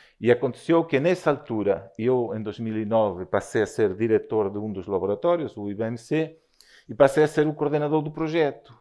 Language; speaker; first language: Portuguese; non-native, fluent; Spanish